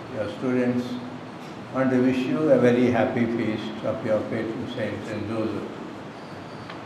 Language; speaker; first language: English; non-native, local second language; Telugu